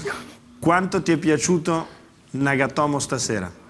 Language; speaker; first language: Italian; native; Italian